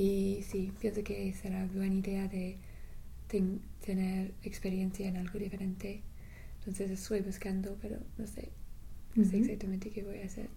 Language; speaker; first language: Spanish; non-native, learner; English